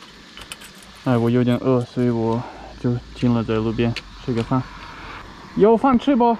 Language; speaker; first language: Chinese; non-native, learner; Russian